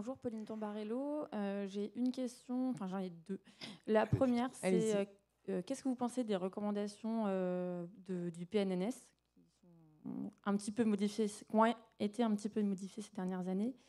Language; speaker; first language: French; native; French